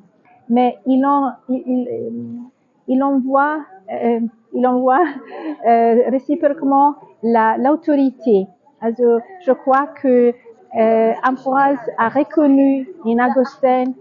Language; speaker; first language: French; non-native, fluent; Italian